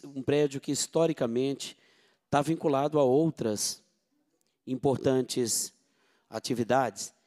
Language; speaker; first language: Portuguese; native; Portuguese